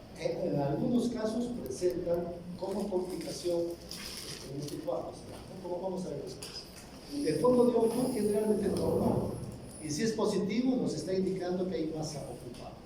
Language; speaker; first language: Spanish; native; Spanish